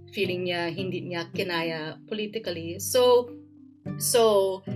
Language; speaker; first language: English; native; English